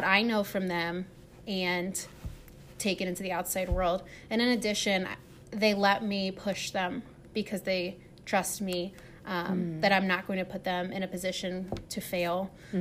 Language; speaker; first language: English; native; English